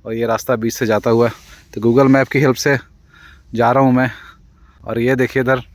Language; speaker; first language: Hindi; non-native, local second language; Punjabi